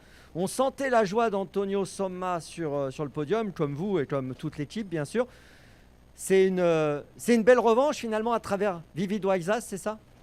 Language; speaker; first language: French; native; French